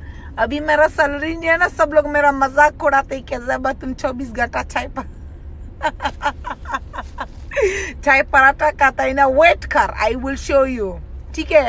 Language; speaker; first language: Hindi; non-native, local second language; Pashto